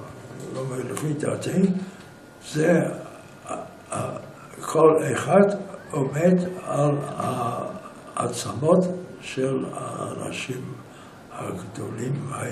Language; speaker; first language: Hebrew; non-native, fluent; English